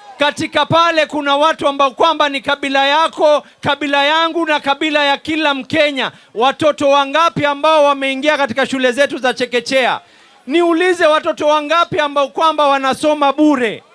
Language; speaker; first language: Swahili; native; Swahili